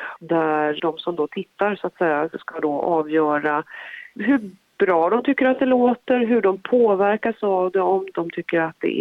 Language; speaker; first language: Swedish; native; Swedish